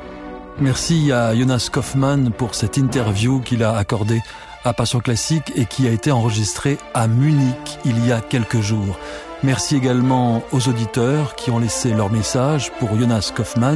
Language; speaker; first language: French; native; French